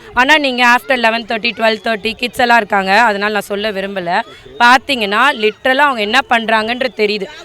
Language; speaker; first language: Tamil; native; Tamil